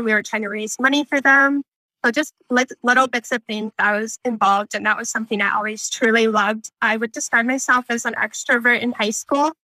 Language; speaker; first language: English; native; English